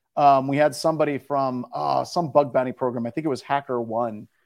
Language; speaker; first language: English; native; English